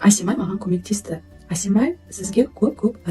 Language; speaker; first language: Kazakh; non-native, learner; Russian